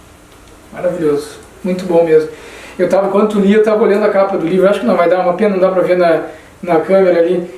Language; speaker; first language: Portuguese; native; Portuguese